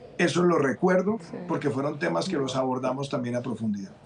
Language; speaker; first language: Spanish; native; Spanish